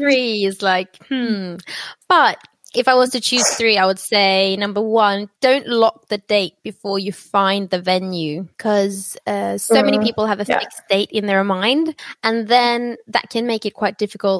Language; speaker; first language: English; native; English